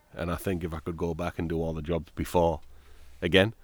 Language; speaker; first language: English; native; English